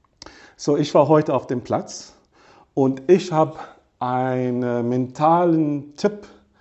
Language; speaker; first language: German; non-native, fluent; English